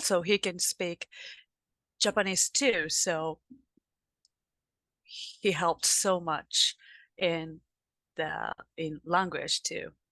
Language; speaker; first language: English; non-native, learner; Japanese